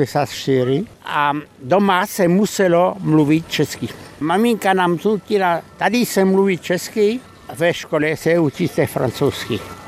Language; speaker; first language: Czech; early bilingual, heritage; Czech